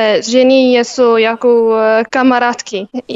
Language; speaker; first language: Czech; non-native, learner; Arabic